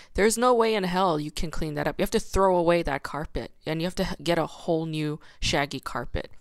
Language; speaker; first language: English; non-native, fluent; Korean